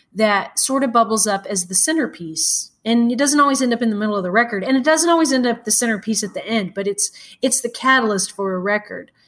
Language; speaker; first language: English; native; English